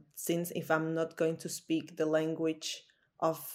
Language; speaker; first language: English; non-native, fluent; Slovak